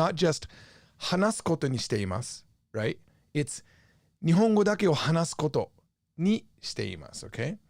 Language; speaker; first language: Japanese; non-native, fluent; English